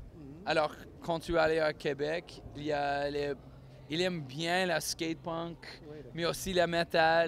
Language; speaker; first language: French; non-native, learner; English